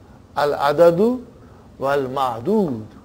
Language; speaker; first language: Arabic; non-native, fluent; Urdu